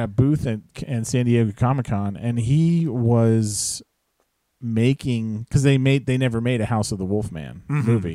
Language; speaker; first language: English; native; English